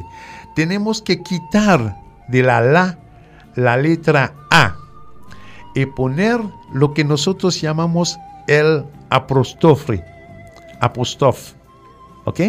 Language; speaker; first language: Spanish; non-native, fluent; French